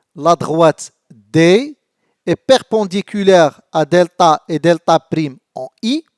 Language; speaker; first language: French; non-native, local second language; Arabic